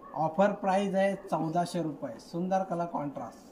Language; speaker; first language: Hindi; non-native, local second language; Marathi